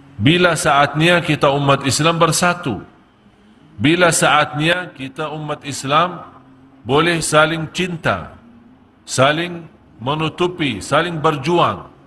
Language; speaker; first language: Malay; non-native, fluent; Arabic